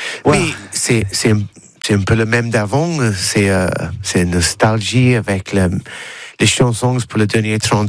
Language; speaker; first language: French; non-native, learner; English